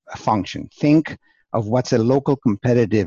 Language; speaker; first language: English; non-native, fluent; Spanish